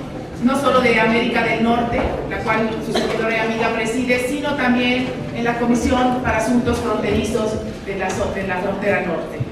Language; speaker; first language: Spanish; native; Spanish